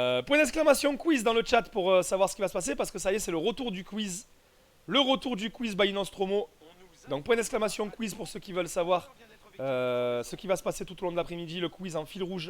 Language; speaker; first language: French; native; French